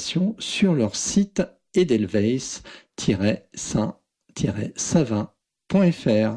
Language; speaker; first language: French; native; French